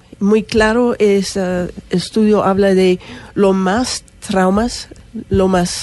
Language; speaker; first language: Spanish; non-native, learner; English